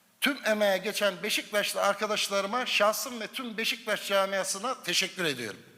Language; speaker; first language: Turkish; native; Turkish